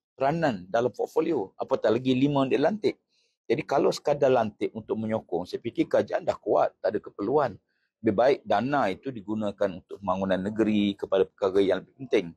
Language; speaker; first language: Malay; native; Malay